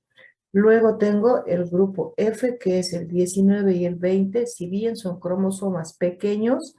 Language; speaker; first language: Spanish; native; Spanish